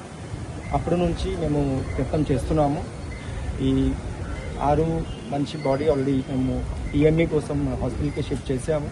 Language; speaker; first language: Telugu; non-native, local second language; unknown